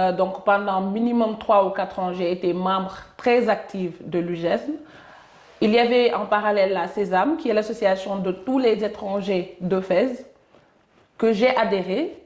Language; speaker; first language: French; non-native, local second language; Wolof